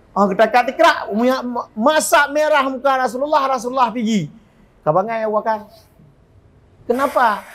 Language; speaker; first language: Malay; non-native, local second language; Achinese